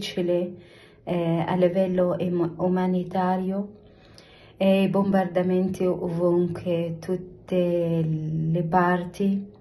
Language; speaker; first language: Italian; non-native, learner; Arabic